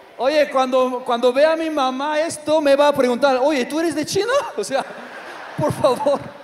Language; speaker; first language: Spanish; non-native, learner; Korean